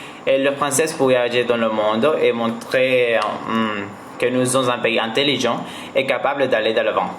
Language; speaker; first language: French; non-native, learner; Spanish